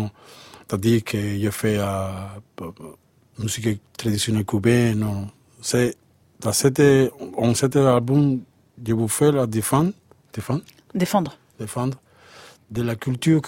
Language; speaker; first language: French; non-native, learner; Spanish